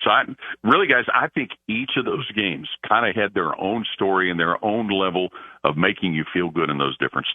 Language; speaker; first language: English; native; English